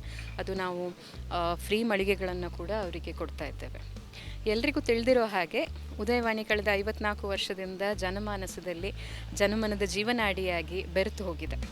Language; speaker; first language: Kannada; native; Kannada